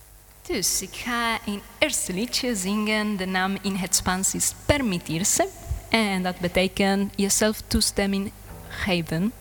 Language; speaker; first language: Dutch; non-native, learner; Spanish